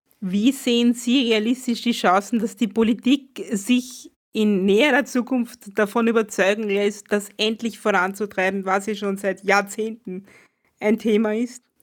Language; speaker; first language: German; native; German